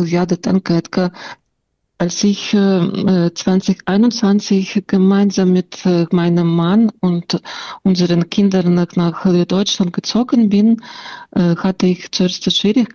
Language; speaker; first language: German; non-native, fluent; Russian